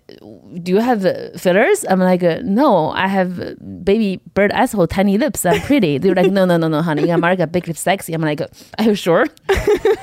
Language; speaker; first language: English; non-native, fluent; Chinese